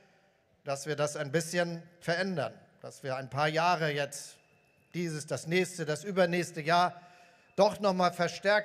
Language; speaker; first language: German; native; German